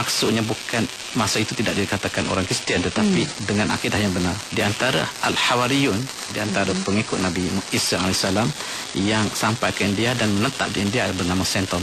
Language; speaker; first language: Malay; native; Malay